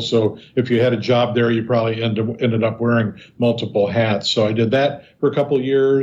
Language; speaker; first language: English; native; English